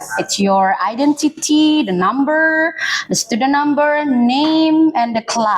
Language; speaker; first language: English; non-native, learner; Indonesian